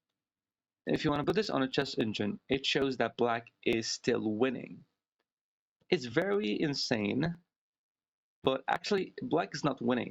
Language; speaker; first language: English; non-native, fluent; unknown